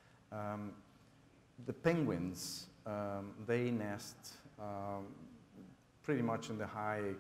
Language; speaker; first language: English; non-native, fluent; Spanish